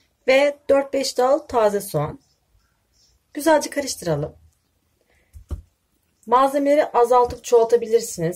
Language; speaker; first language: Turkish; native; Turkish